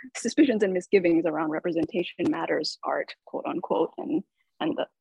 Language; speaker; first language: English; native; English